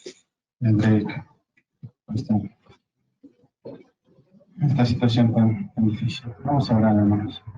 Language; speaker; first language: Spanish; native; Spanish